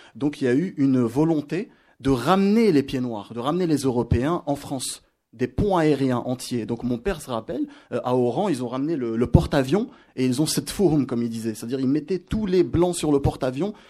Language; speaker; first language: French; non-native, local second language; Arabic